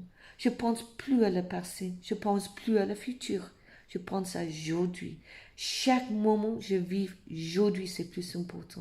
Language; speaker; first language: French; non-native, fluent; English